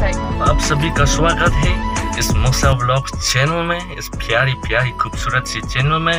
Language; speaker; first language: Hindi; non-native, learner; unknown